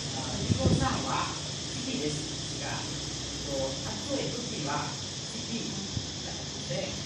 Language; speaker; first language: Japanese; non-native, learner; Lao